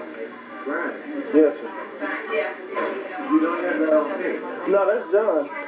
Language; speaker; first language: English; native; English